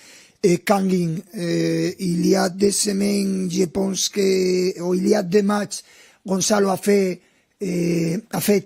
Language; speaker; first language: French; non-native, fluent; Spanish